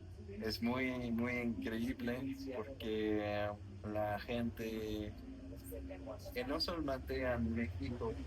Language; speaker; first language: Spanish; non-native, learner; French